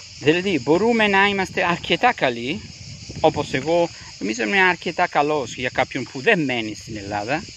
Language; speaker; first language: Greek; non-native, fluent; Italian